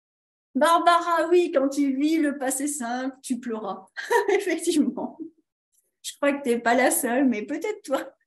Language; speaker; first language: French; native; French